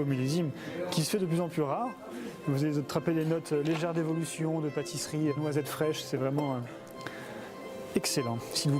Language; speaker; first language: French; native; French